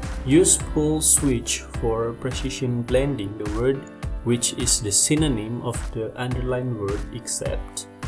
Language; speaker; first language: English; non-native, fluent; Indonesian